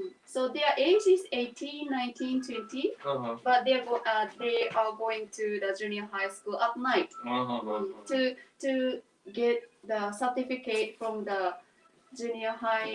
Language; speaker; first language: English; non-native, learner; Japanese